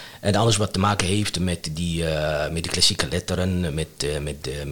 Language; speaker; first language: Dutch; non-native, fluent; Arabic